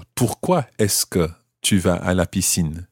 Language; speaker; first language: French; non-native, fluent; English